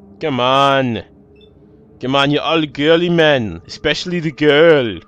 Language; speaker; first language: English; native; English